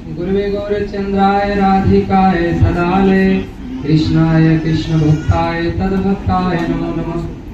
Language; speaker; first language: Hindi; native; Hindi